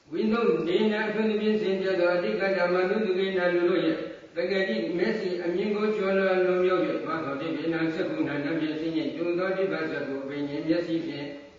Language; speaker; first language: Burmese; native; Burmese